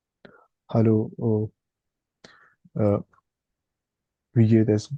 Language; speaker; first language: German; non-native, learner; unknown